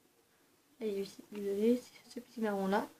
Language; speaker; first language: French; early bilingual, other home language; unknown